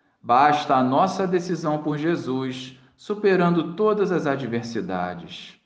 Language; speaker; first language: Portuguese; native; Portuguese